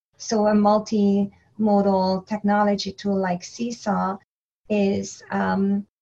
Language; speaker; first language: English; non-native, fluent; Hungarian